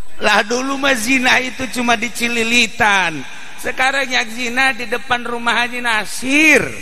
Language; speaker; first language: Indonesian; non-native, local second language; Sundanese